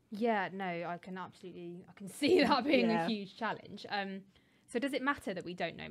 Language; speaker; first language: English; native; English